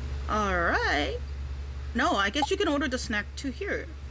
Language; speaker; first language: English; native; English